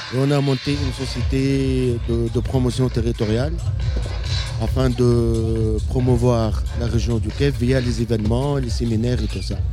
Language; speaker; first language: French; non-native, local second language; Arabic